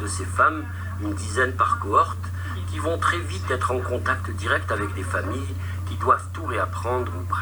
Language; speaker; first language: French; native; French